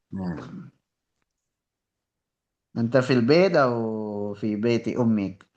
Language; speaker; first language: Arabic; non-native, fluent; Indonesian